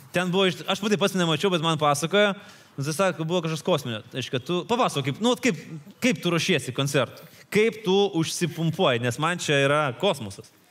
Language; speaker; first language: Lithuanian; native; Lithuanian